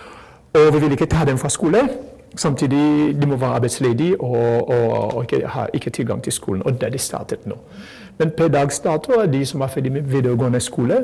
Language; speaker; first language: Norwegian; non-native, fluent; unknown